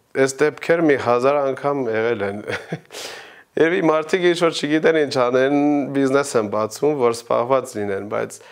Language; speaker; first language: Armenian; early bilingual, heritage; Armenian